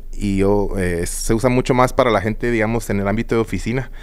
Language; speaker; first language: Spanish; native; Spanish